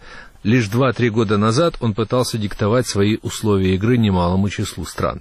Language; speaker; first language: Russian; native; Russian